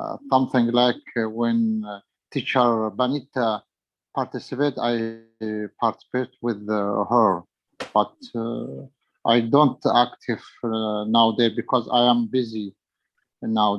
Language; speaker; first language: English; non-native, learner; Arabic